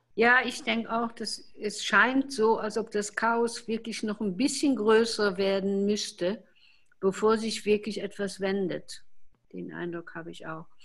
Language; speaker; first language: German; non-native, local second language; Luxembourgish